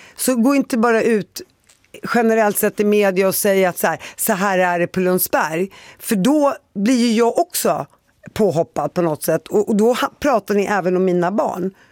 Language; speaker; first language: Swedish; early bilingual, other home language; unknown